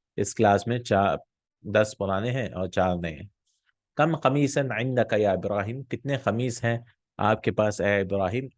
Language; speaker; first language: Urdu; native; Urdu